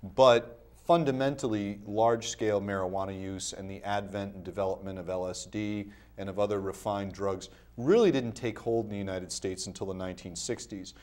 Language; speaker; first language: English; native; English